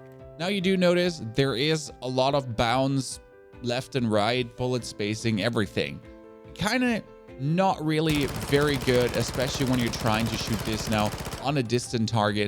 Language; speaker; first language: English; non-native, fluent; German